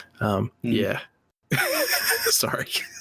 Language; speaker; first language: English; native; English